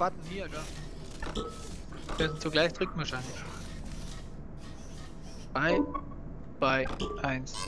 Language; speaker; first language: German; native; German